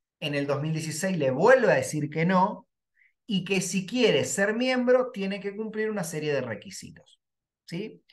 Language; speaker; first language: Spanish; native; Spanish